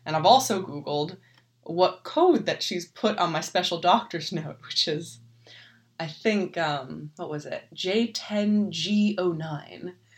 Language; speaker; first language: English; native; English